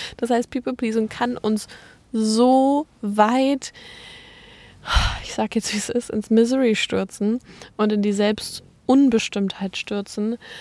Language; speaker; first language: German; native; German